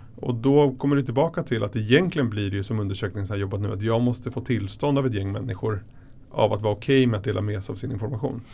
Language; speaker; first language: Swedish; early bilingual, other home language; Spanish